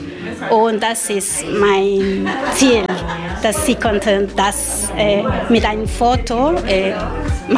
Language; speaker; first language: German; non-native, learner; Spanish